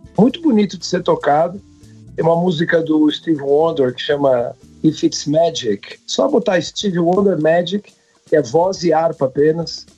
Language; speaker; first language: Portuguese; native; Portuguese